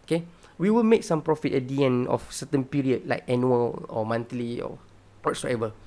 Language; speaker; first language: English; non-native, local second language; Malay